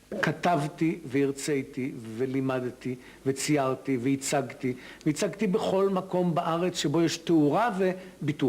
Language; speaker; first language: Hebrew; native; Hebrew